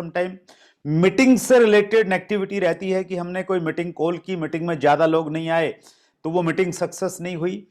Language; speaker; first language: Hindi; native; Hindi